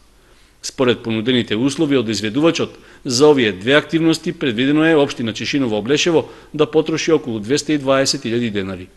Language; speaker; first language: Macedonian; native; Macedonian